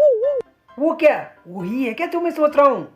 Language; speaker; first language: Hindi; native; Hindi